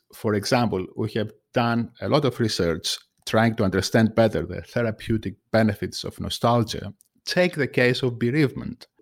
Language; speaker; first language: English; non-native, fluent; Greek